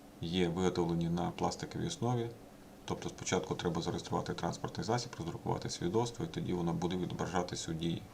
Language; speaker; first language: Ukrainian; native; Ukrainian